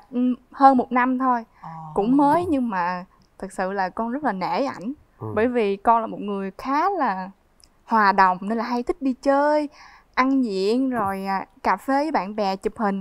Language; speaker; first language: Vietnamese; native; Vietnamese